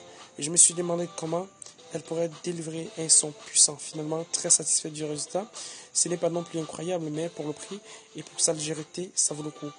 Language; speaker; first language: French; native; French